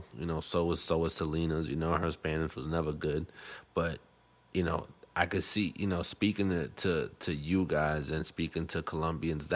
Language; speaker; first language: English; non-native, fluent; Spanish